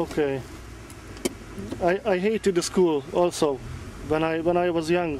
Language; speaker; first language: English; non-native, learner; Hungarian